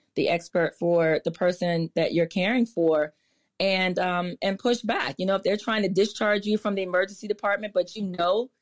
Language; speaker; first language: English; native; English